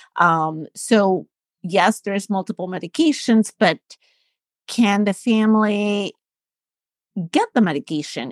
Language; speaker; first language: English; non-native, fluent; Spanish